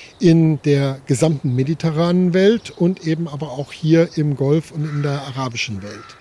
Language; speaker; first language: German; native; German